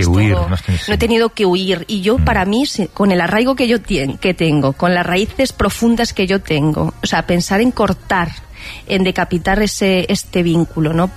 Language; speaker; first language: Spanish; native; Spanish